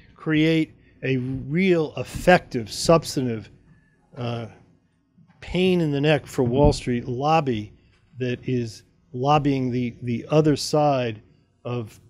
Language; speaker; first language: English; native; English